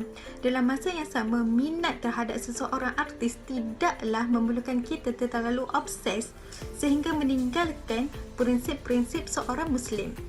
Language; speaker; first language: Malay; native; Malay